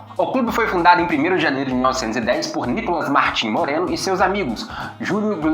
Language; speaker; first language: Portuguese; native; Portuguese